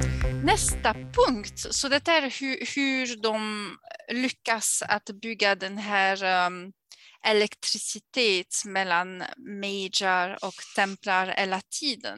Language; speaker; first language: Swedish; non-native, fluent; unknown